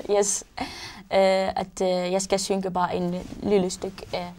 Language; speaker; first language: Danish; non-native, learner; Arabic